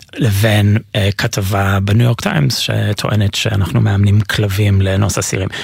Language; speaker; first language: Hebrew; non-native, fluent; English